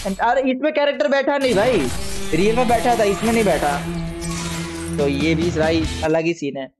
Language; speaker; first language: Hindi; non-native, local second language; Gujarati